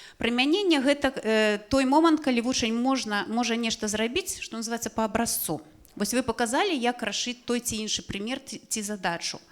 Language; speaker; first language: Belarusian; non-native, local second language; Russian